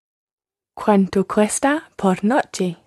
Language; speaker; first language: Spanish; non-native, learner; English